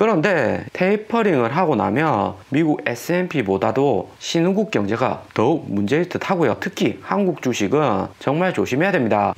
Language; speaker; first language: Korean; native; Korean